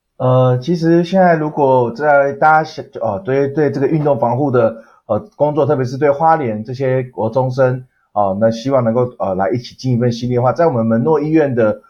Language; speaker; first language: Chinese; native; Chinese